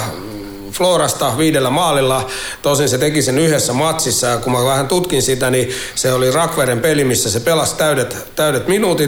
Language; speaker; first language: Finnish; native; Finnish